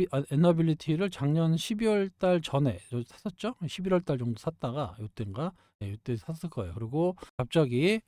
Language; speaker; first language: Korean; native; Korean